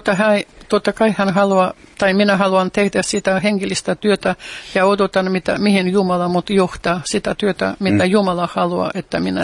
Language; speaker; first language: Finnish; non-native, fluent; Russian